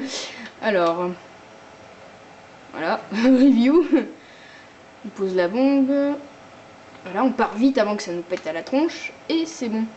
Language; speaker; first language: French; native; French